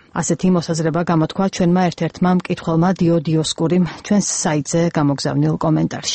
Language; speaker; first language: Georgian; native; Georgian